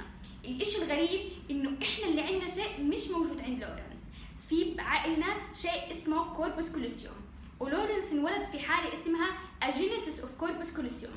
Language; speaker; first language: Arabic; native; Arabic